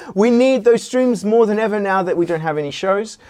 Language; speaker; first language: English; native; English